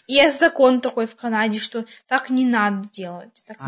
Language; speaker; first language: Russian; early bilingual, heritage; Russian